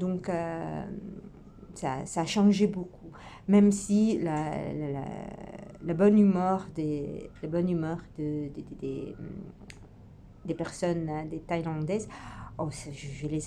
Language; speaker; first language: French; non-native, fluent; Italian